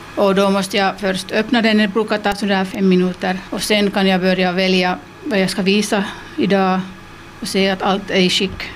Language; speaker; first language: Swedish; non-native, local second language; Finnish